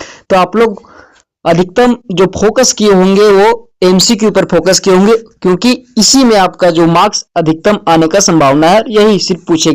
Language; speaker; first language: Hindi; native; Hindi